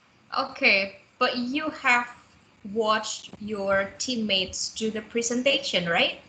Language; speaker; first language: English; non-native, fluent; Indonesian